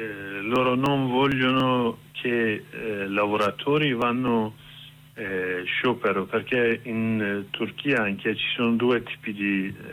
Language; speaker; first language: Italian; non-native, learner; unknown